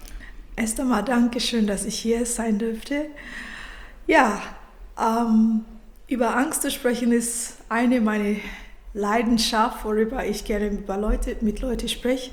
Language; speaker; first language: German; non-native, fluent; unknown